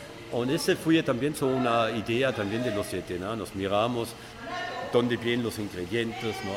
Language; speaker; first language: Spanish; non-native, fluent; German